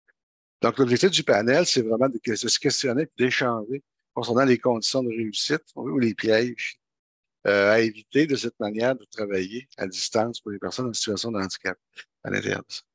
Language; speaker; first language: French; native; French